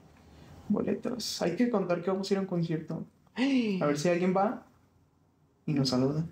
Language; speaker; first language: Spanish; native; Spanish